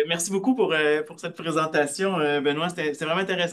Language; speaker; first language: French; native; French